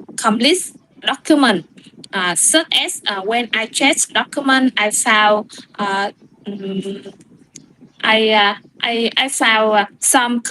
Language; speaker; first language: English; non-native, learner; Vietnamese